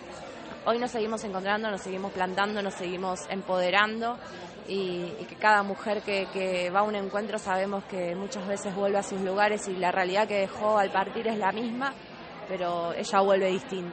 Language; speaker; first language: Spanish; native; Spanish